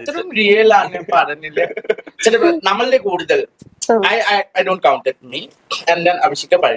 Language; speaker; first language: Malayalam; non-native, local second language; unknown